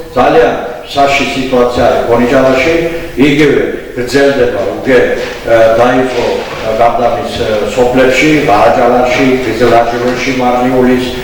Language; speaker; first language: Georgian; non-native, local second language; Azerbaijani